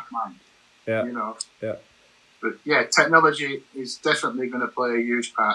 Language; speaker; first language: English; native; English